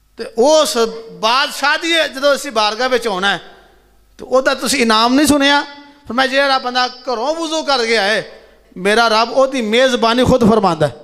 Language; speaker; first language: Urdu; non-native, local second language; Punjabi